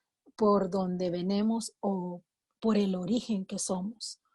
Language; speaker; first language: Spanish; native; Spanish